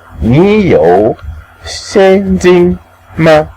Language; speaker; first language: Chinese; non-native, fluent; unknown